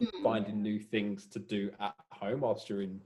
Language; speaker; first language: English; native; English